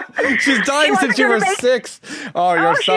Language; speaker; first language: English; native; English